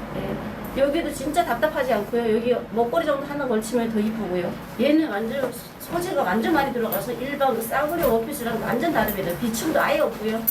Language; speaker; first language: Korean; native; Korean